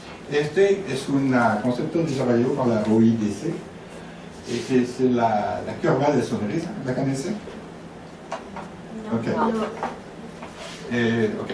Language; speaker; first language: Spanish; non-native, learner; French